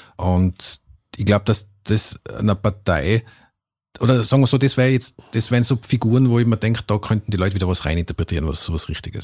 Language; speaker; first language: German; native; German